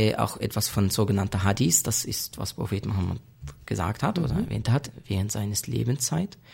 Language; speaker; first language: German; non-native, fluent; Arabic